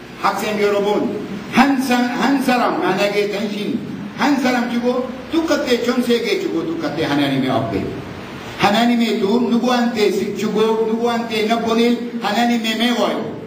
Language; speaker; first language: Korean; non-native, learner; Arabic